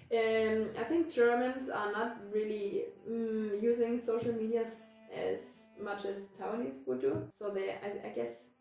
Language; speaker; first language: English; non-native, fluent; German